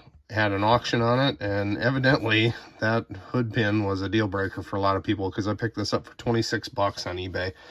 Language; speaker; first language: English; native; English